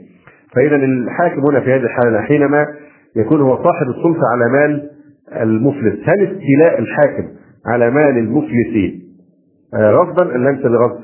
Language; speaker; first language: Arabic; native; Arabic